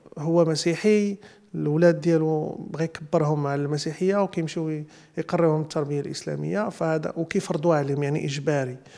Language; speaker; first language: Arabic; native; Arabic